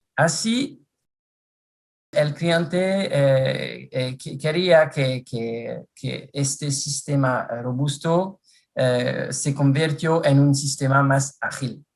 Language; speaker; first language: Spanish; non-native, fluent; French